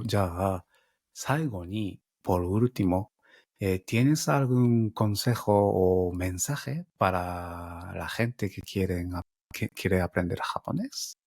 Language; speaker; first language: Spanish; non-native, fluent; Japanese